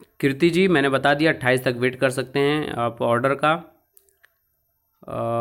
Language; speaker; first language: Hindi; native; Hindi